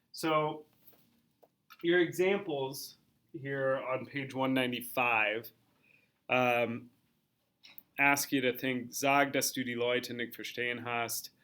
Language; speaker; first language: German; non-native, fluent; English